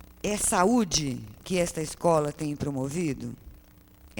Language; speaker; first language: Portuguese; native; Portuguese